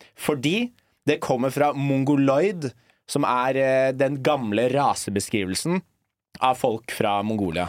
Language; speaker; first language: Norwegian; early bilingual, other home language; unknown